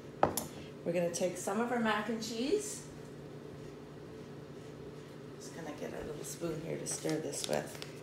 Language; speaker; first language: English; native; English